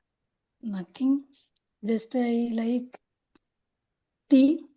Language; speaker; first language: English; non-native, learner; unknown